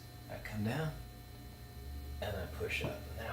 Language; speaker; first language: English; native; English